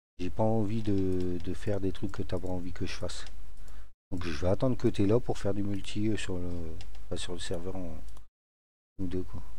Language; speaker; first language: French; native; French